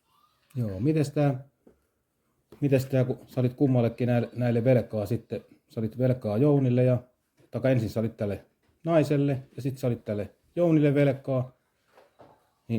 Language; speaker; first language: Finnish; native; Finnish